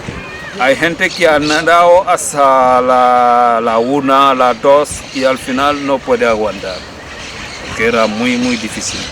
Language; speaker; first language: Spanish; non-native, learner; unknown